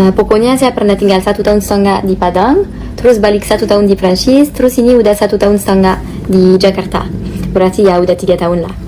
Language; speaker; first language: Indonesian; non-native, fluent; French